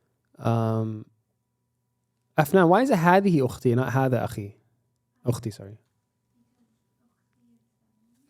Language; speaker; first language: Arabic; non-native, fluent; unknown